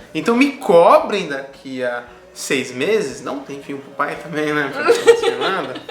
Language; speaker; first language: Portuguese; native; Portuguese